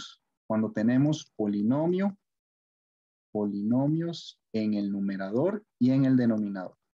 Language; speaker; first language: Spanish; native; Spanish